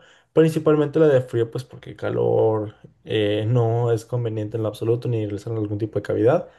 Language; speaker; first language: Spanish; native; Spanish